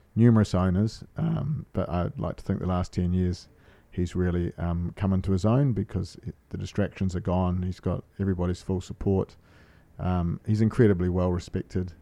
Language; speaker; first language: English; native; English